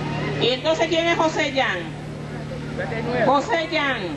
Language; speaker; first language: Spanish; native; Spanish